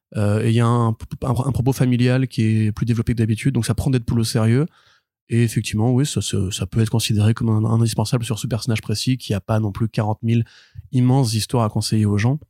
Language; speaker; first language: French; native; French